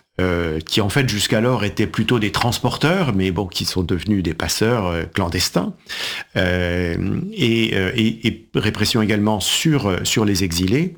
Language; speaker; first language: French; native; French